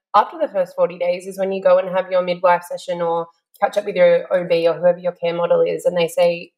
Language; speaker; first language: English; native; English